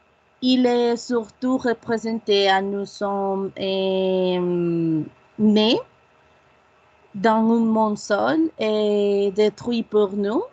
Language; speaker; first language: French; non-native, learner; Spanish